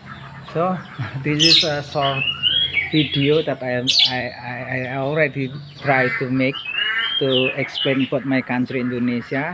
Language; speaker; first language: English; non-native, learner; Indonesian